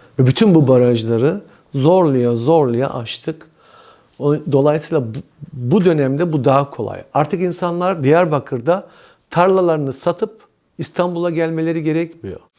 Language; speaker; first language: Turkish; early bilingual, heritage; Turkish